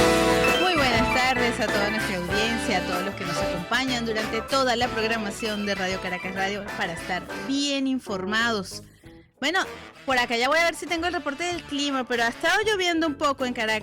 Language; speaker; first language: Spanish; native; Spanish